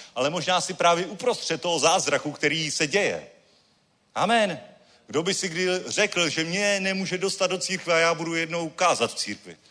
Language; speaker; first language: Czech; native; Czech